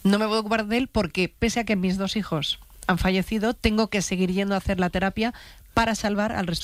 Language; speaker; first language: Spanish; native; Spanish